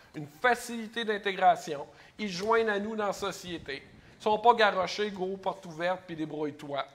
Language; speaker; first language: French; native; French